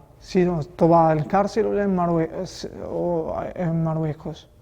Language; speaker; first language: Spanish; non-native, learner; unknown